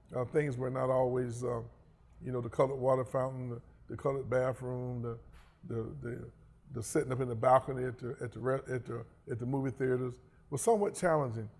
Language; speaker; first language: English; native; English